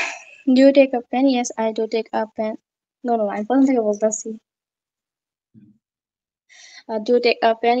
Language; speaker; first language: English; non-native, learner; Bangla